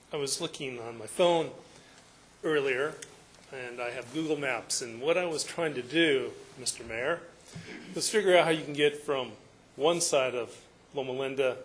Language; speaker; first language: English; native; English